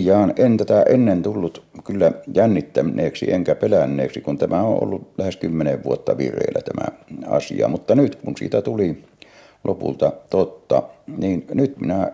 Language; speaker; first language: Finnish; native; Finnish